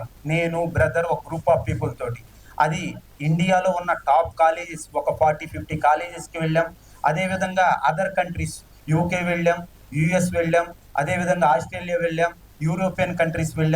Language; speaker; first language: Telugu; native; Telugu